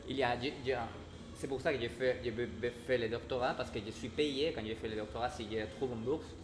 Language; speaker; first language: French; non-native, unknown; Spanish